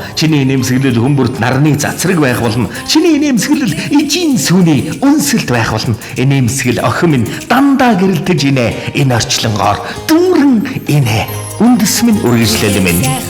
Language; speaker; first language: Mongolian; native; Mongolian